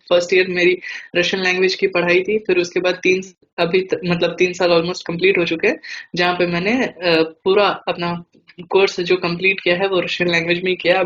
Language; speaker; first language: Hindi; native; Hindi